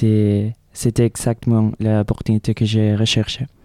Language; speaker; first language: French; non-native, learner; Spanish